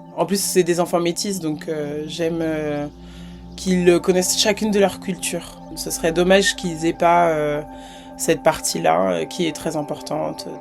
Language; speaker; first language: French; native; French